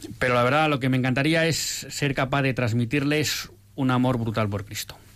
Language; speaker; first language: Spanish; native; Spanish